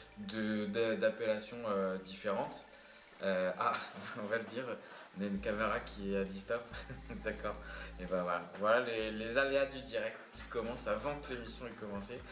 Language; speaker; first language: French; native; French